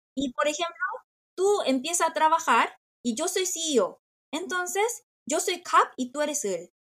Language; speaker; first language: Spanish; non-native, fluent; Korean